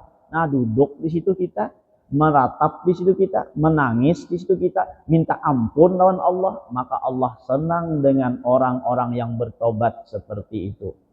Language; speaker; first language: Indonesian; non-native, local second language; Banjar